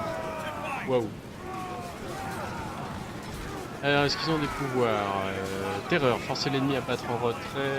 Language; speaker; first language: French; native; French